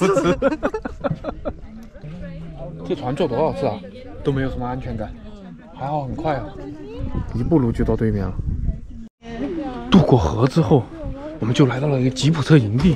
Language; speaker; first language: Chinese; native; Chinese